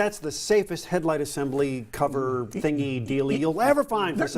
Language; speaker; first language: English; native; English